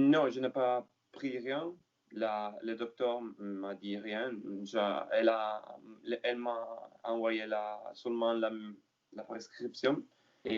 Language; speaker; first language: French; non-native, learner; Italian